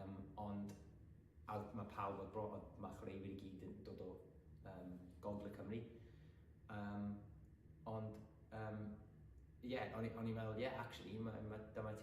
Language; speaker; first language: Welsh; non-native, local second language; English